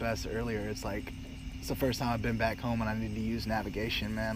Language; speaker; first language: English; native; English